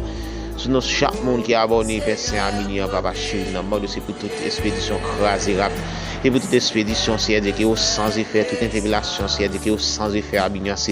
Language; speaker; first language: French; non-native, local second language; Haitian Creole